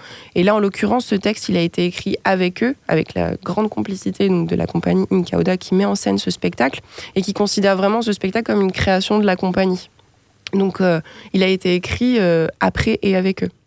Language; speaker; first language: French; native; French